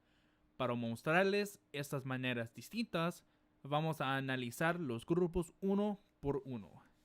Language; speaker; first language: Spanish; non-native, fluent; English